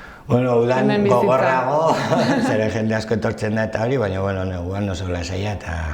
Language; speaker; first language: Basque; non-native, local second language; Spanish